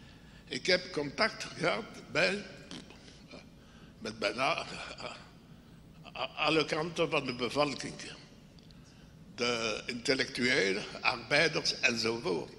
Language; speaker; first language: Dutch; non-native, local second language; French